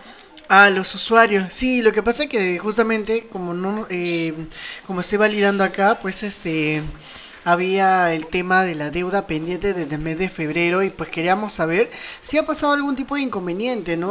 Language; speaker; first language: Spanish; native; Spanish